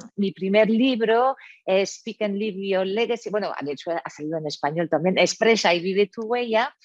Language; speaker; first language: Spanish; non-native, fluent; French